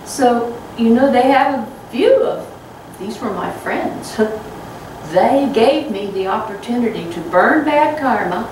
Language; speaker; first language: English; native; English